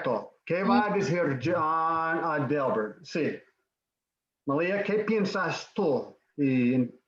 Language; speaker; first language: Spanish; non-native, fluent; English